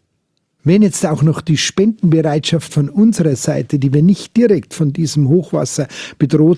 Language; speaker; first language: German; native; German